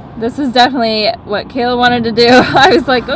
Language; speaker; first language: English; native; English